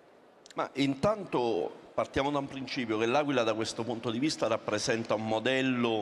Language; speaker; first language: Italian; native; Italian